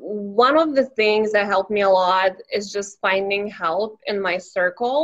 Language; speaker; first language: English; non-native, fluent; Lithuanian